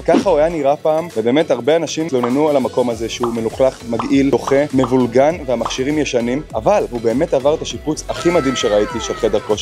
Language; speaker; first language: Hebrew; native; Hebrew